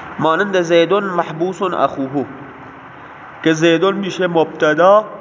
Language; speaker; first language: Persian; non-native, local second language; Baluchi